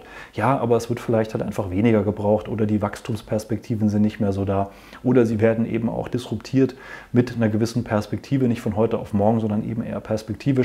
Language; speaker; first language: German; native; German